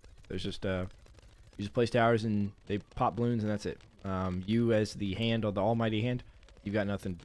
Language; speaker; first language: English; native; English